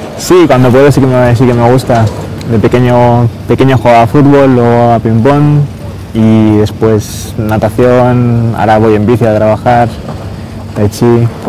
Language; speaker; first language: Spanish; native; Spanish